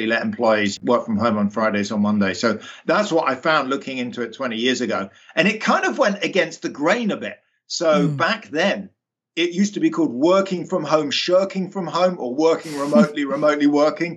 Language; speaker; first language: English; native; English